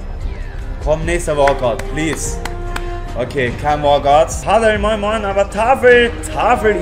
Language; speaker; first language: German; native; German